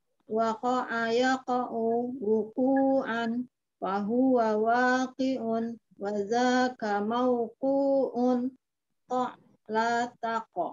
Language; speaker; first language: Arabic; non-native, learner; Indonesian